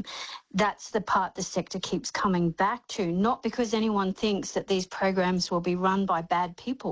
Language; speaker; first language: English; native; English